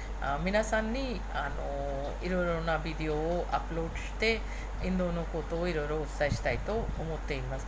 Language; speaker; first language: Japanese; non-native, fluent; Hindi